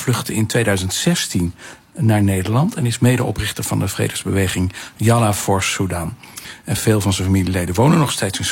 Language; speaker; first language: Dutch; native; Dutch